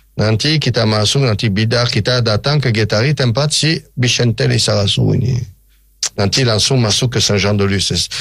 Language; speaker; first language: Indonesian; non-native, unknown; French